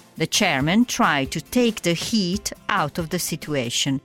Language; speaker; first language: English; non-native, fluent; Italian